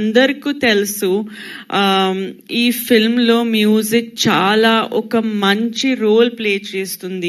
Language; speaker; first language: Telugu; non-native, local second language; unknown